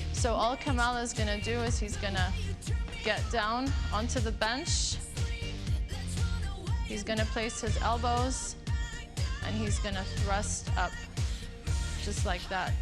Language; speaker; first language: English; non-native, local second language; Arabic